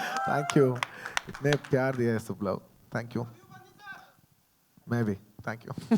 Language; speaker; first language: Hindi; non-native, local second language; Telugu